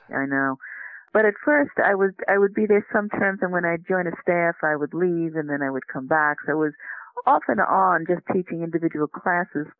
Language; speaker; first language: English; native; English